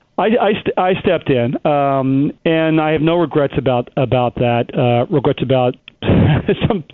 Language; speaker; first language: English; native; English